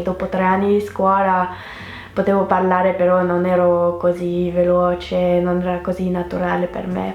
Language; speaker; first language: Italian; non-native, fluent; French